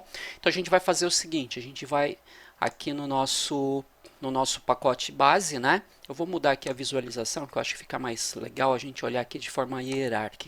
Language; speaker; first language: Portuguese; native; Portuguese